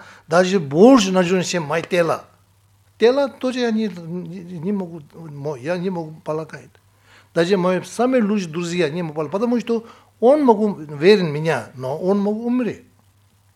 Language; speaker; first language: Russian; non-native, fluent; Tibetan